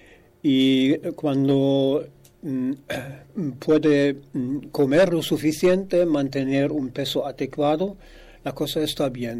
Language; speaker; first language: Spanish; non-native, fluent; German